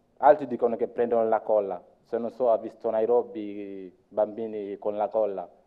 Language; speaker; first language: Italian; non-native, learner; Luo (Kenya and Tanzania)